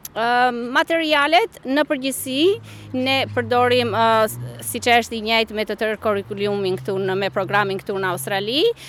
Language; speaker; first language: Albanian; native; Albanian